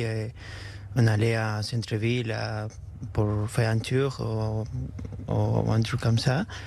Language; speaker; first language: French; non-native, learner; Spanish